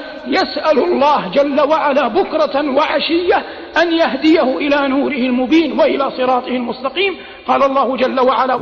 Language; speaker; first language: Arabic; native; Arabic